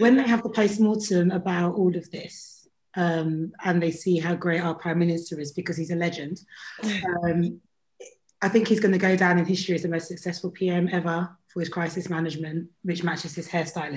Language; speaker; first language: English; native; English